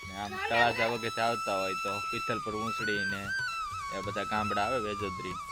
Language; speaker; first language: Gujarati; native; Gujarati